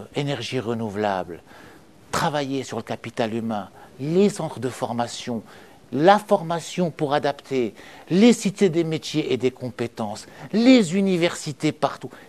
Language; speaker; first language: French; non-native, local second language; Arabic